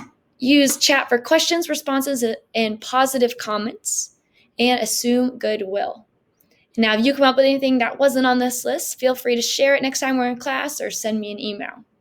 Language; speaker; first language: English; native; English